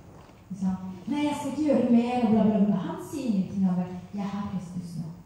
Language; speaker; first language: Norwegian; non-native, fluent; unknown